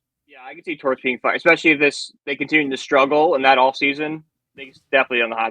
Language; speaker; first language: English; native; English